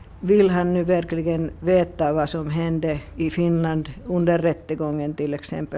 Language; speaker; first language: Swedish; non-native, local second language; Finnish